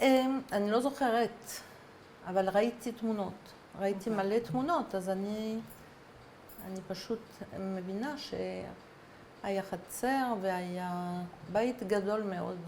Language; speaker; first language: Hebrew; non-native, fluent; French